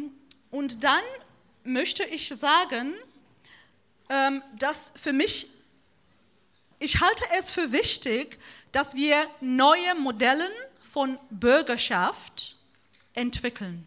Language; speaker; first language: German; non-native, fluent; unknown